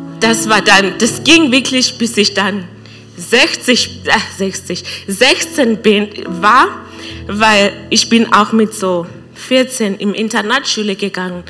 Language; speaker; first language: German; non-native, learner; English